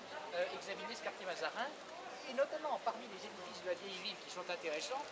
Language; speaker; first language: French; native; French